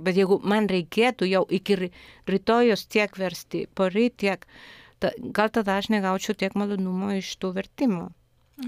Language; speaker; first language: Lithuanian; non-native, fluent; Spanish